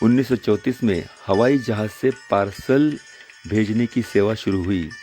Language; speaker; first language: Hindi; non-native, local second language; Marathi